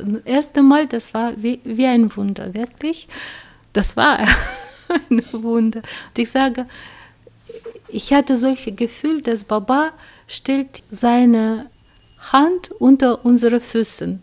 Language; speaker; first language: German; non-native, fluent; Russian